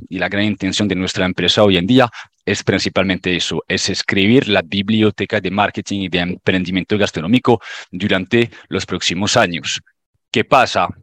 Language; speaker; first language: Spanish; non-native, fluent; French